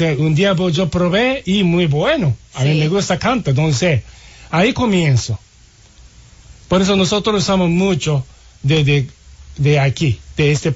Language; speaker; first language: Spanish; non-native, learner; Japanese